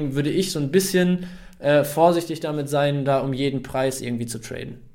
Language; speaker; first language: German; native; German